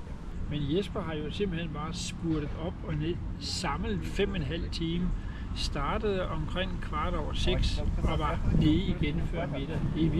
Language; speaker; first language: Danish; native; Danish